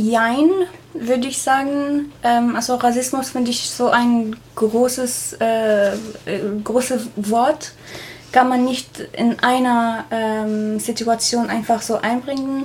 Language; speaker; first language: German; non-native, fluent; Arabic